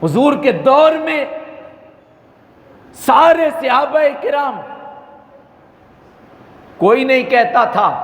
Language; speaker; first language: Urdu; native; Urdu